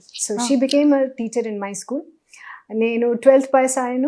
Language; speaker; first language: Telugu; non-native, learner; Hindi